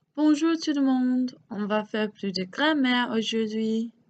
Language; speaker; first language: French; non-native, fluent; English